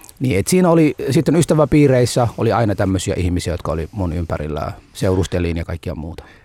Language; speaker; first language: Finnish; non-native, fluent; Somali